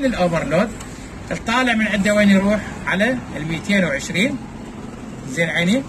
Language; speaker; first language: Arabic; native; Arabic